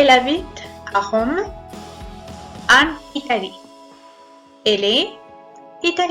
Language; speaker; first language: French; non-native, fluent; Spanish